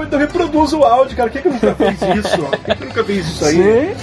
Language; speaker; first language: Portuguese; native; Portuguese